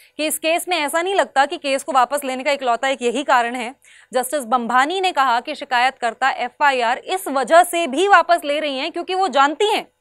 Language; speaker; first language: Hindi; native; Hindi